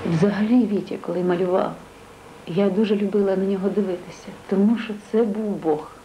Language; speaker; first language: Ukrainian; native; Ukrainian